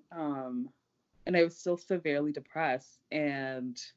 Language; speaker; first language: English; non-native, local second language; Yoruba